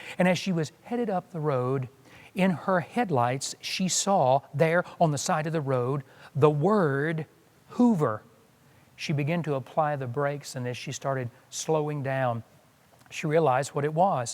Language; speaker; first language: English; native; English